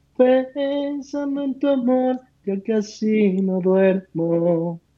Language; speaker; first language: Spanish; native; Spanish